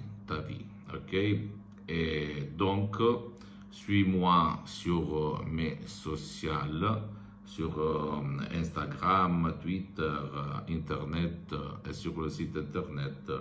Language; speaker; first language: French; non-native, fluent; Italian